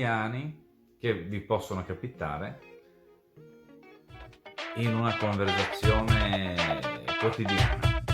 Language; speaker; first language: Italian; non-native, fluent; Serbian